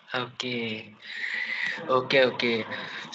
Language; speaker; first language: English; non-native, learner; Hindi